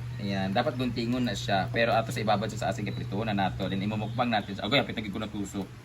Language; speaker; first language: Filipino; non-native, local second language; Cebuano